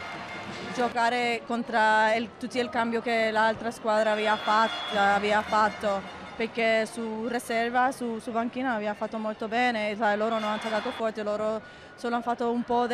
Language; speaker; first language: Italian; non-native, learner; Spanish